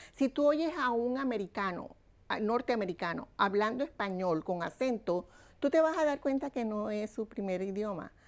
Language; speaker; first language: Spanish; native; Spanish